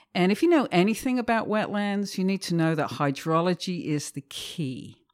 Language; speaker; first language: English; native; English